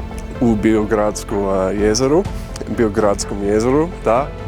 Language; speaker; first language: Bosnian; non-native, learner; English